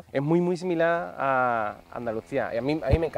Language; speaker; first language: Spanish; native; Spanish